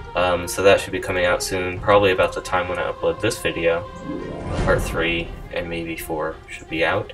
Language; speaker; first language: English; native; English